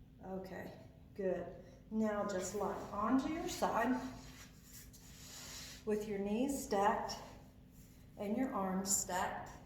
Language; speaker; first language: English; native; English